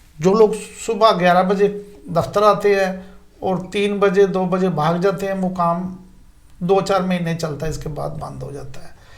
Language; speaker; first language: Urdu; non-native, local second language; Punjabi